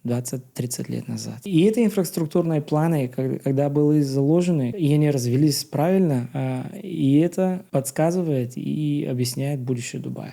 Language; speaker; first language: Russian; non-native, learner; Bulgarian